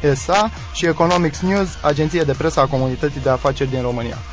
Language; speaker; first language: Romanian; native; Romanian